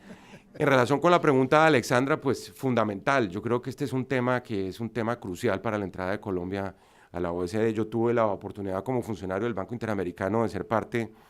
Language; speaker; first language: Spanish; native; Spanish